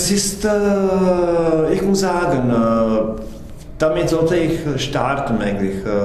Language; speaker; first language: German; non-native, fluent; Czech